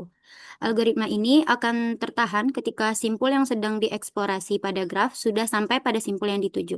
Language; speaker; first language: Indonesian; native; Indonesian